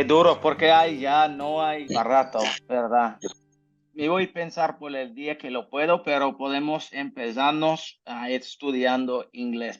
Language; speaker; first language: Spanish; non-native, learner; English